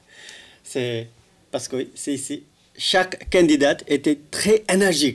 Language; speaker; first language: French; non-native, learner; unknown